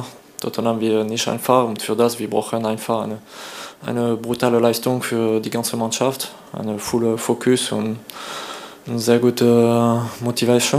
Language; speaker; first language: German; non-native, learner; French